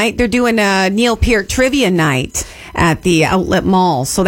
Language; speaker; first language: English; native; English